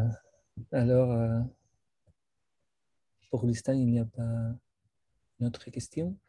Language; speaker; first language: French; non-native, fluent; Spanish